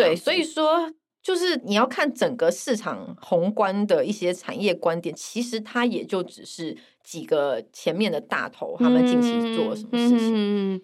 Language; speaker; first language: Chinese; native; Chinese